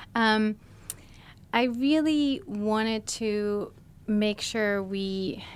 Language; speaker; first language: English; non-native, fluent; German